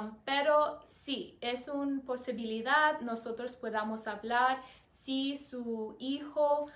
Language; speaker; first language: Spanish; non-native, learner; English